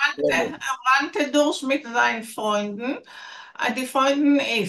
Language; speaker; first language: German; non-native, learner; Hebrew